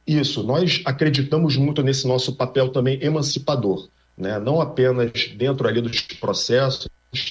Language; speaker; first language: Portuguese; native; Portuguese